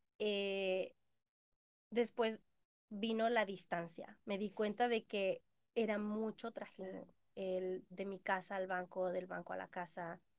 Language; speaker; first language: Spanish; native; Spanish